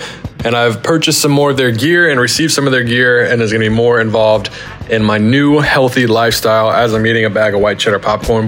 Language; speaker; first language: English; native; English